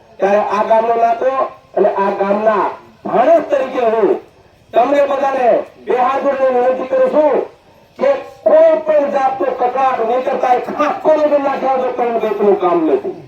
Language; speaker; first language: Gujarati; non-native, local second language; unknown